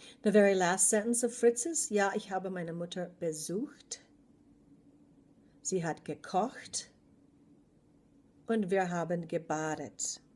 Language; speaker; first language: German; non-native, fluent; English